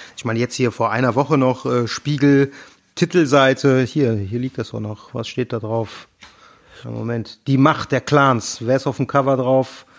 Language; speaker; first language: German; native; German